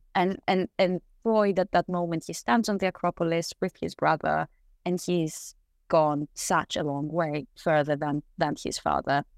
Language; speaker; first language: English; non-native, fluent; Greek